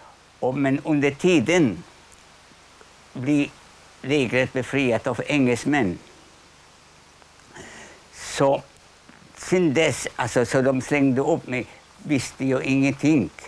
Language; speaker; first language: Swedish; non-native, fluent; Polish